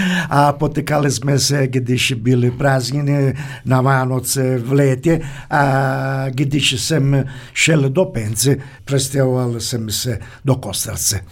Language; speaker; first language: Czech; non-native, fluent; Italian